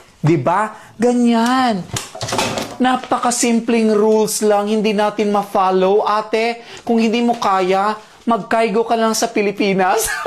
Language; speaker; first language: Filipino; native; Filipino